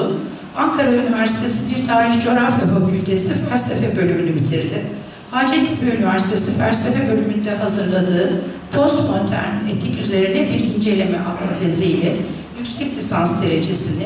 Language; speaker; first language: Turkish; native; Turkish